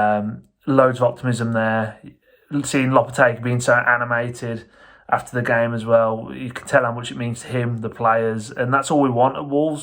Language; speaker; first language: English; native; English